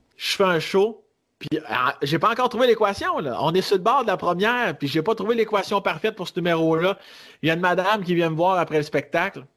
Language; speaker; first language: French; native; French